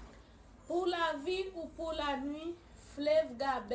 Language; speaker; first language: French; non-native, learner; Haitian Creole